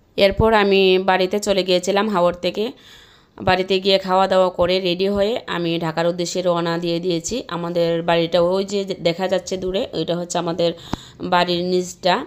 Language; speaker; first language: Bangla; native; Bangla